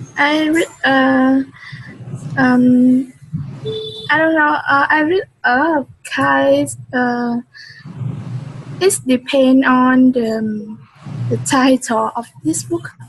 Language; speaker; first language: English; non-native, learner; Vietnamese